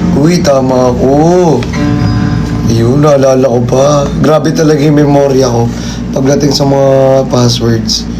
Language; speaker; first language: Filipino; non-native, local second language; Cebuano